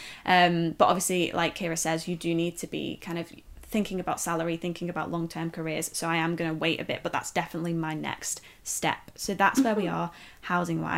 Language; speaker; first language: English; native; English